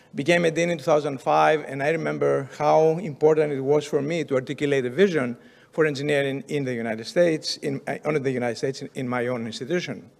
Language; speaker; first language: English; non-native, fluent; Greek